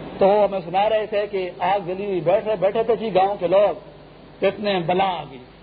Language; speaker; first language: Urdu; native; Urdu